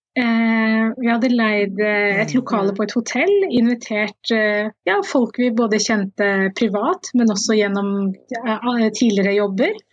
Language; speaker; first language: Norwegian; early bilingual, other home language; Somali